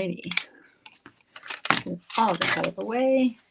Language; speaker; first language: English; native; English